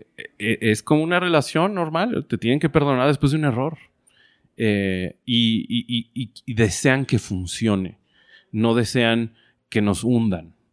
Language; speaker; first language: Spanish; non-native, learner; English